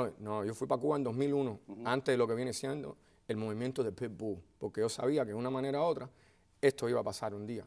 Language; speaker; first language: Spanish; early bilingual, heritage; Spanish